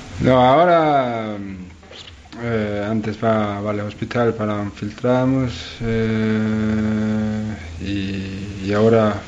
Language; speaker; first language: Spanish; non-native, learner; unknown